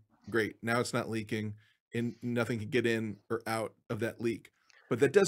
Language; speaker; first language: English; native; English